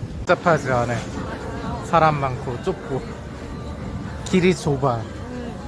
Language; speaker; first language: Korean; native; Korean